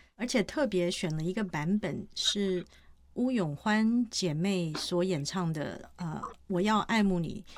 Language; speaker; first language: Chinese; native; Chinese